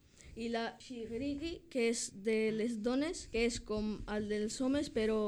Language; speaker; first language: Catalan; early bilingual, other home language; Georgian